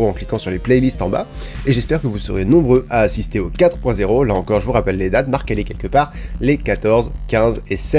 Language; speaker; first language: French; native; French